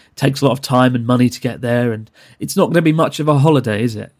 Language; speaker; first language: English; native; English